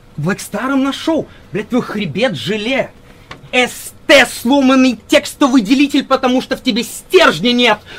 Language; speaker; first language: Russian; early bilingual, heritage; Russian